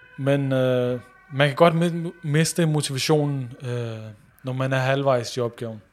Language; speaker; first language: Danish; early bilingual, other home language; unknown